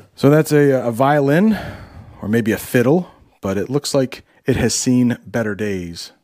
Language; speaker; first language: English; native; English